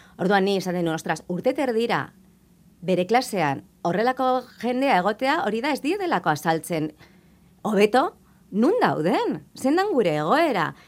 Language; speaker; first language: Basque; native; Basque